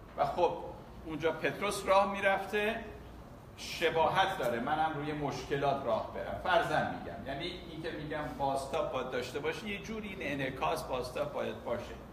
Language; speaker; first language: Persian; non-native, local second language; Armenian